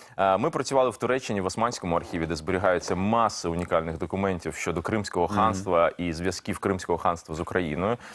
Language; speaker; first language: Ukrainian; non-native, local second language; Russian